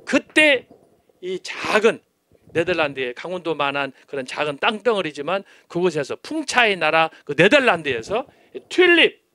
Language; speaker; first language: Korean; native; Korean